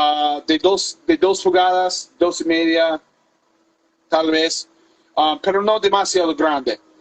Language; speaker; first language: Spanish; non-native, fluent; English